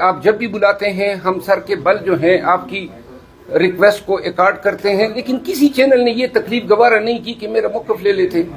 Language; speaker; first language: Urdu; non-native, local second language; Pashto